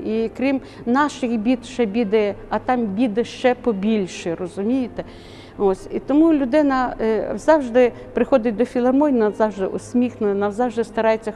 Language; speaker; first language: Ukrainian; native; Ukrainian